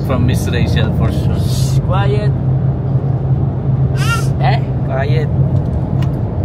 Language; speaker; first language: English; non-native, local second language; Filipino